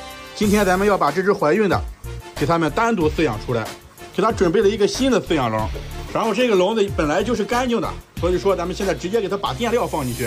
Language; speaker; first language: Chinese; native; Chinese